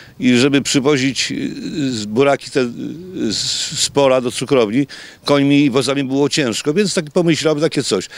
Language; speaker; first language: Polish; native; Polish